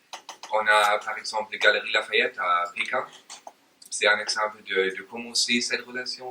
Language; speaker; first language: French; non-native, learner; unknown